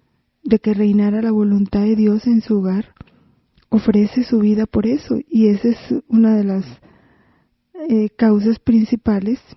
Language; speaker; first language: Spanish; native; Spanish